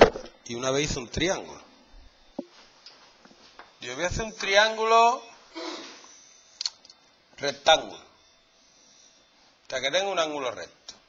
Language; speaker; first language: Spanish; native; Spanish